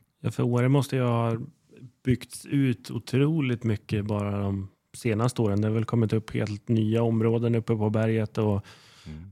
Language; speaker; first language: Swedish; native; Swedish